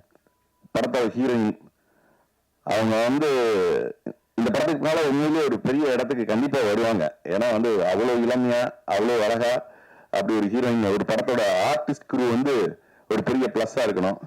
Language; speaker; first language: Tamil; native; Tamil